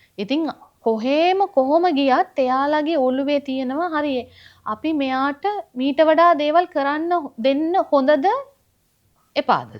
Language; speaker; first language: Sinhala; non-native, local second language; Tamil